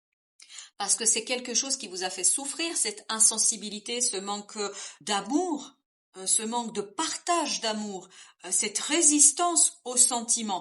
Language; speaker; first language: French; native; French